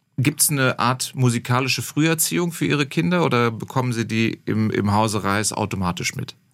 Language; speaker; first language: German; native; German